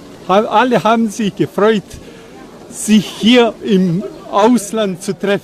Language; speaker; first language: German; non-native, fluent; Bosnian